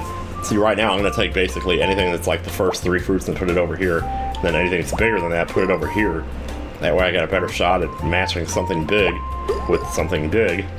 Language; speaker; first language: English; native; English